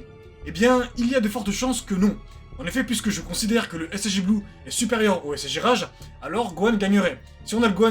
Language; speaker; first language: French; native; French